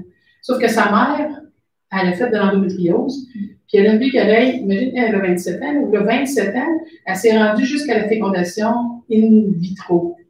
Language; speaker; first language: French; native; French